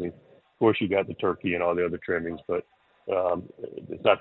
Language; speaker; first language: English; native; English